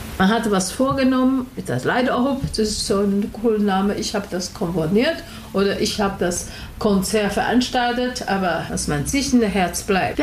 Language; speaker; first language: German; non-native, learner; Chinese